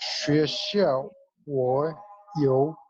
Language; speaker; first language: Chinese; non-native, learner; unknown